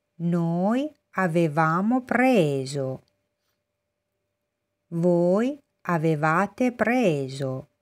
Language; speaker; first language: Italian; non-native, fluent; Persian